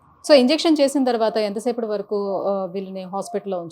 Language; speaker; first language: Telugu; native; Telugu